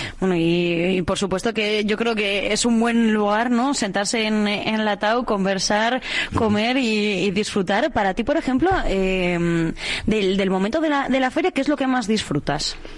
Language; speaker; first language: Spanish; native; Spanish